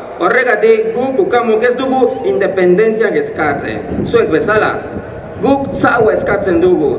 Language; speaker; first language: Basque; non-native, fluent; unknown